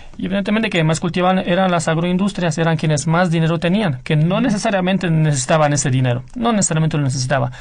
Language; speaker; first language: Spanish; non-native, fluent; Romanian